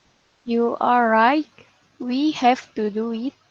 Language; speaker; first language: English; non-native, learner; Indonesian